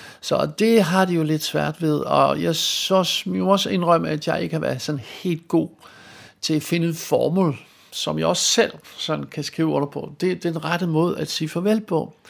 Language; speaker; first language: Danish; non-native, fluent; Dutch